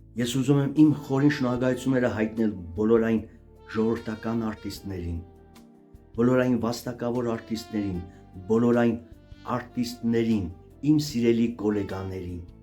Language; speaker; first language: Armenian; native; Armenian